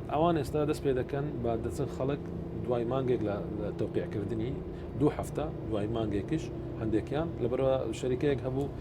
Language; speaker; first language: Central Kurdish; non-native, local second language; Syriac